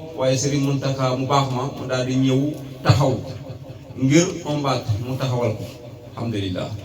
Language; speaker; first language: Wolof; non-native, local second language; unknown